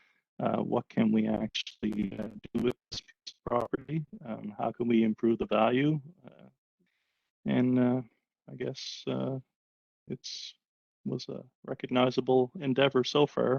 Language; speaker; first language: English; native; English